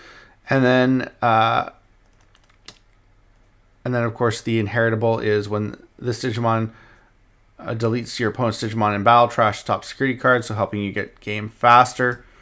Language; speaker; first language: English; native; English